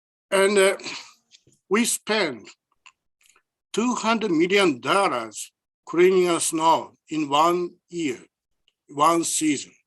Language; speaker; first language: English; non-native, learner; Japanese